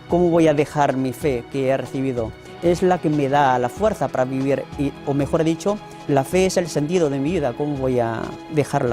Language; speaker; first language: Spanish; non-native, fluent; Chinese